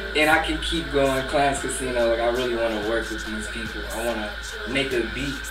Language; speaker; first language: English; native; English